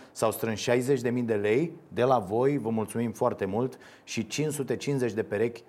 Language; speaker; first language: Romanian; native; Romanian